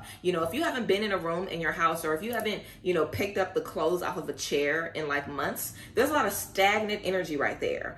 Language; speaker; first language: English; native; English